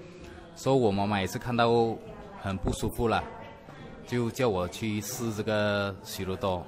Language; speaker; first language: Chinese; early bilingual, heritage; Chinese